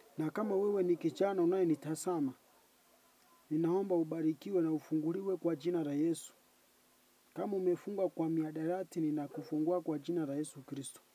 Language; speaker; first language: Swahili; non-native, local second language; Gusii